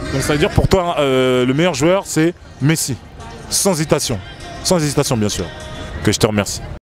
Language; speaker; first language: French; native; French